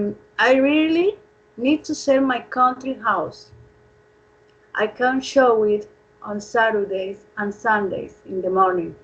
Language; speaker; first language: English; non-native, fluent; Spanish